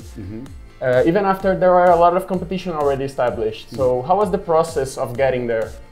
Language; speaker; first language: English; non-native, fluent; Portuguese